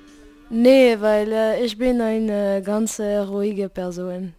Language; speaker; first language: German; non-native, fluent; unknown